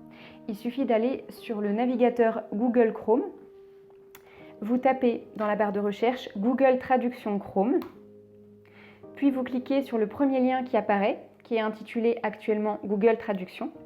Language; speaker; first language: French; native; French